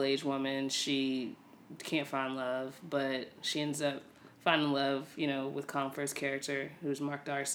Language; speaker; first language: English; native; English